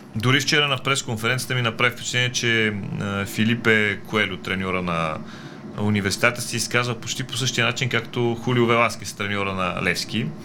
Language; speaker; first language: Bulgarian; native; Bulgarian